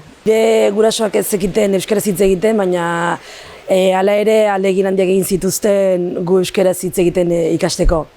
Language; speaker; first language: Basque; non-native, local second language; Arabic